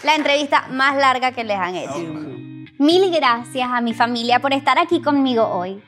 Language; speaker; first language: Spanish; early bilingual, heritage; Spanish